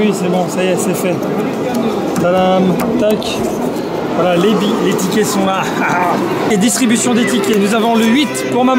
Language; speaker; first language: French; native; French